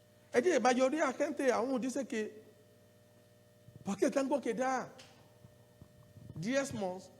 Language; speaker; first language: Spanish; non-native, learner; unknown